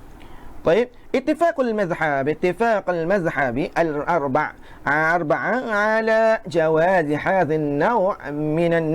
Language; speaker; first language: Arabic; non-native, fluent; Malay